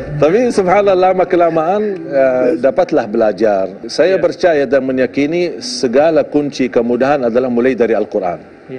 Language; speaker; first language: Indonesian; non-native, fluent; Arabic